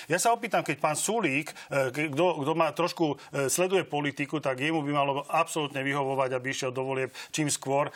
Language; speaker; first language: Slovak; native; Slovak